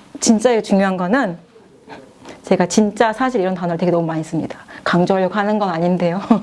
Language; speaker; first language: Korean; native; Korean